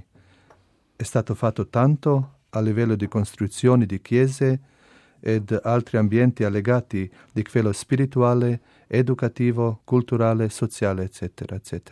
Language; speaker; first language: Italian; non-native, fluent; Albanian